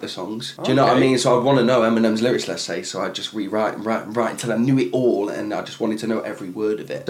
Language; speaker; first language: English; native; English